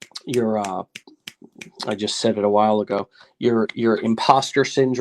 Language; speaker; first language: English; native; English